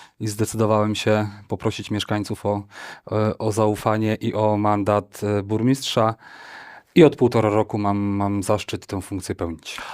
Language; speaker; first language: Polish; native; Polish